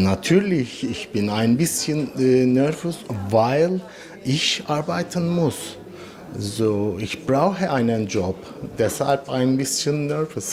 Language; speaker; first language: German; non-native, learner; Turkish